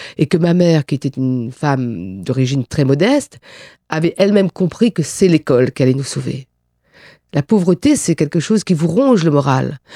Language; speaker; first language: French; non-native, local second language; Réunion Creole French